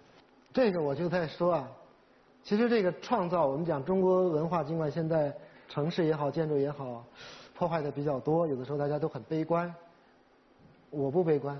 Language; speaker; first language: Chinese; native; Chinese